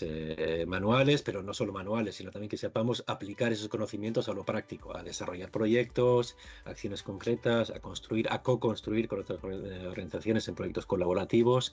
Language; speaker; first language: Spanish; native; Spanish